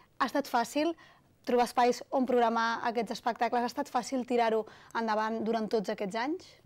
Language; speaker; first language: Catalan; native; Catalan